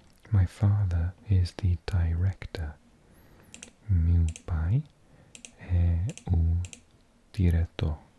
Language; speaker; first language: Portuguese; non-native, learner; English